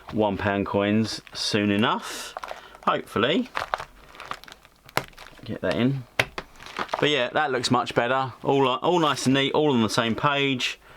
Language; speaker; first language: English; native; English